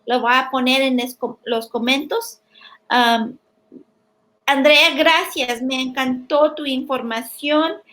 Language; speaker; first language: Spanish; early bilingual, heritage; Spanish